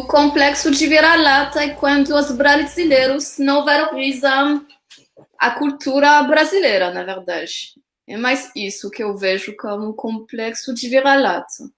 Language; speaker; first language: Portuguese; non-native, fluent; French